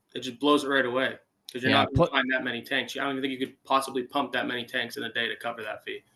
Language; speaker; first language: English; native; English